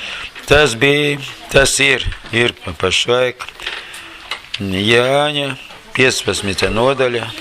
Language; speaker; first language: Latvian; non-native, learner; Russian